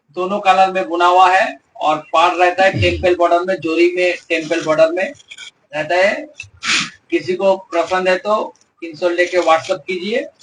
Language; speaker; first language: Hindi; non-native, local second language; Bangla